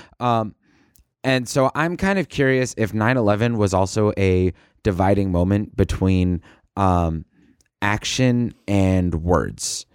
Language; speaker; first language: English; native; English